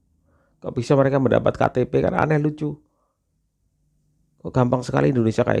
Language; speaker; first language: Indonesian; native; Indonesian